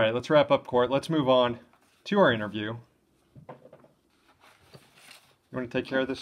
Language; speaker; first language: English; native; English